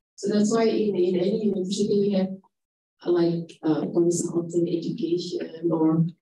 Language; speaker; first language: English; non-native, fluent; Indonesian